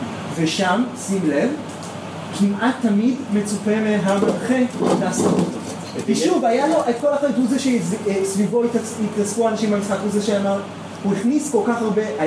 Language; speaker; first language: Hebrew; native; Hebrew